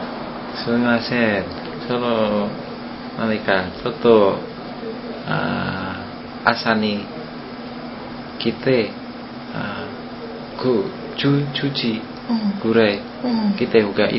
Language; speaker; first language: Japanese; non-native, learner; Indonesian